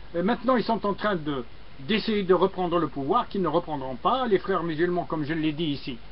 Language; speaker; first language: French; non-native, local second language; Arabic